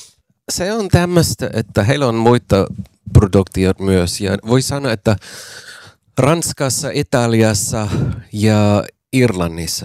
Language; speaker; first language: Finnish; non-native, fluent; English